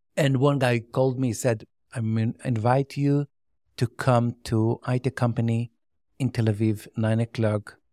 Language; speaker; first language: English; non-native, learner; Yiddish